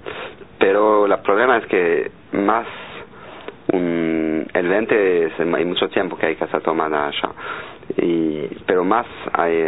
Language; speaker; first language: Spanish; non-native, fluent; French